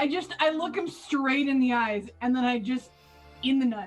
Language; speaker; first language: English; native; English